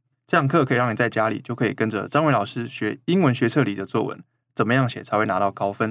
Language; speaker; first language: Chinese; native; Chinese